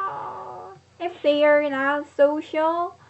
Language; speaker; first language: English; non-native, learner; Korean